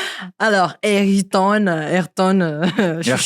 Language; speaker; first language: French; non-native, learner; Portuguese